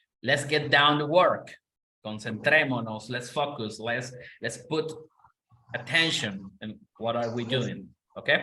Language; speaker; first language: English; non-native, fluent; Spanish